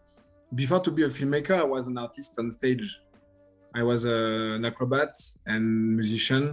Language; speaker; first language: English; non-native, learner; French